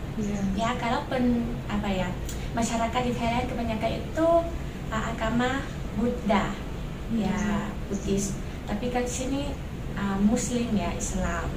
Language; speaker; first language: Indonesian; non-native, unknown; Thai